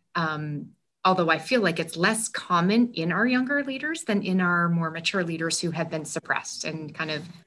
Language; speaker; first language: English; native; English